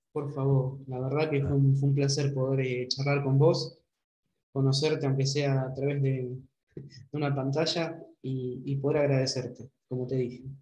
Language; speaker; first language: Spanish; native; Spanish